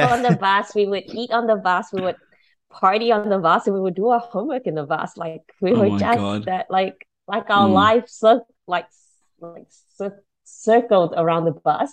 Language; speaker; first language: English; non-native, local second language; Chinese